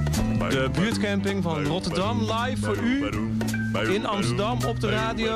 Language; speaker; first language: Dutch; native; Dutch